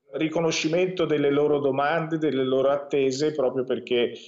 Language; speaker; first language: Italian; native; Italian